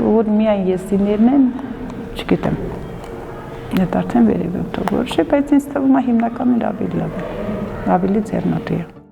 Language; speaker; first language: Armenian; non-native, local second language; Kurdish